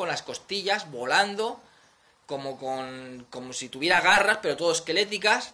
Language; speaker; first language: Spanish; native; Spanish